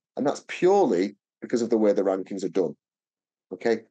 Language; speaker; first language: English; native; English